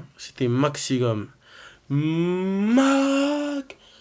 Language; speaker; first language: French; native; French